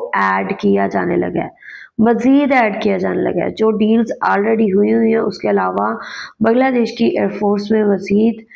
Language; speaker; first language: Urdu; native; Urdu